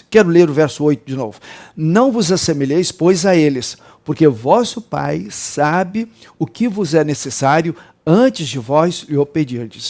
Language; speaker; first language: Portuguese; native; Portuguese